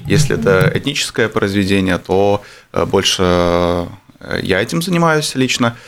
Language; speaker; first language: Russian; non-native, local second language; Armenian